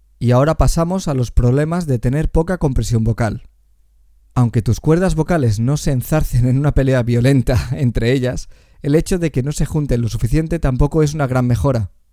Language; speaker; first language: Spanish; native; Spanish